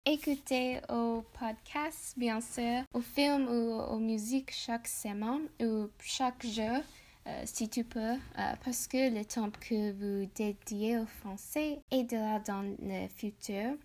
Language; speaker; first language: French; non-native, learner; English